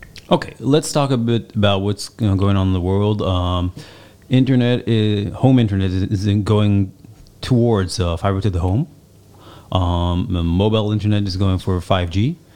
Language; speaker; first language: English; non-native, fluent; Hebrew